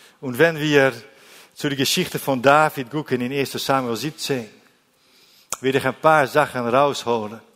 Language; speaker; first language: German; non-native, learner; Dutch